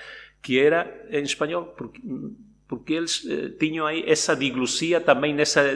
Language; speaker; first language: Portuguese; non-native, local second language; Spanish